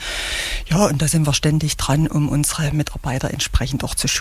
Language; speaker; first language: German; native; German